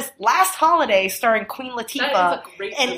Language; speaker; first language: English; non-native, fluent; Chinese